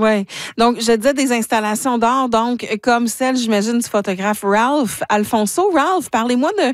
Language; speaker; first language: French; native; French